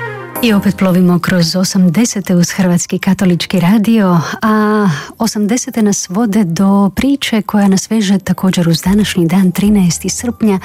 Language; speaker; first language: Bosnian; native; Bosnian